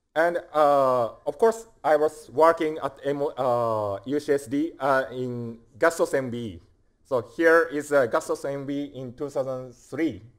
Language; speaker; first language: English; non-native, fluent; Japanese